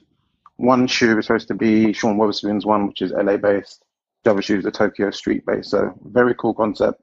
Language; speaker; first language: English; native; English